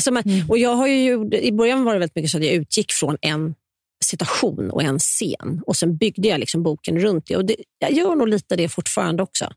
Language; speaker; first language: Swedish; native; Swedish